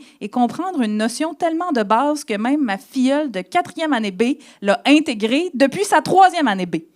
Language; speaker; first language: French; native; French